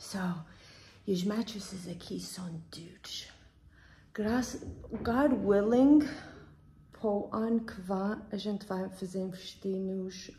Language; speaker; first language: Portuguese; early bilingual, heritage; Portuguese